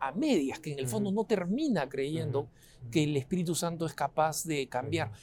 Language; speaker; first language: Spanish; native; Spanish